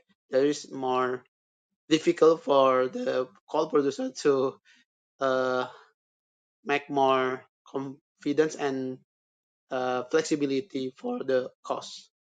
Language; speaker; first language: English; non-native, learner; Indonesian